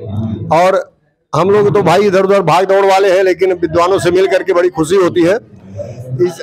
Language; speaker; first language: Hindi; native; Hindi